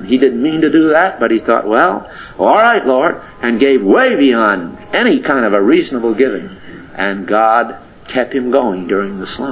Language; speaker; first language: English; native; English